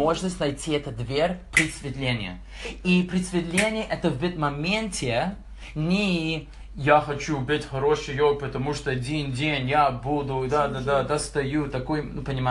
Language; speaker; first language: Russian; non-native, learner; English